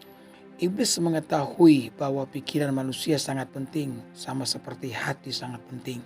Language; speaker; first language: Indonesian; native; Indonesian